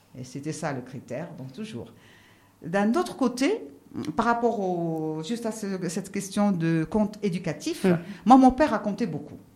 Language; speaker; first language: French; non-native, local second language; Arabic